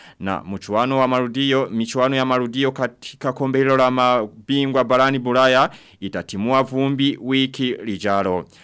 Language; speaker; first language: Swahili; non-native, local second language; Rundi